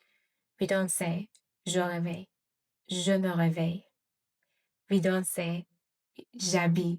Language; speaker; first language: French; non-native, fluent; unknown